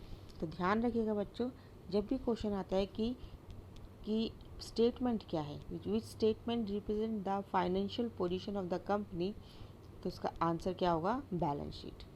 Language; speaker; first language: Hindi; native; Hindi